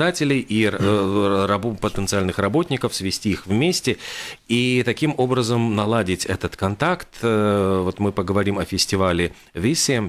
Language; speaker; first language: Russian; native; Russian